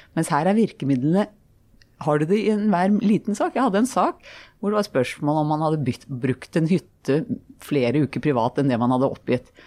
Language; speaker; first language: Norwegian; native; Norwegian